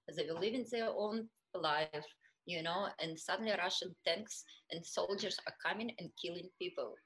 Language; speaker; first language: English; non-native, fluent; Russian